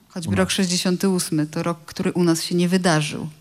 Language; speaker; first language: Polish; native; Polish